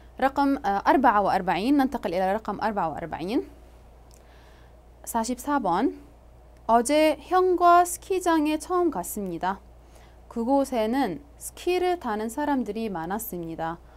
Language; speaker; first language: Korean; non-native, fluent; Arabic